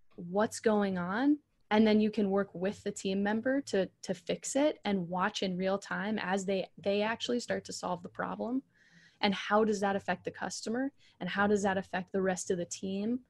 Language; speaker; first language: English; native; English